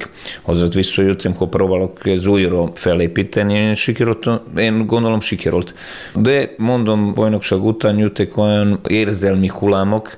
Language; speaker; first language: Hungarian; non-native, learner; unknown